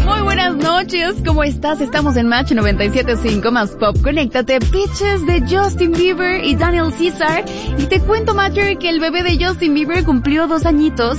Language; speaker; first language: Spanish; native; Spanish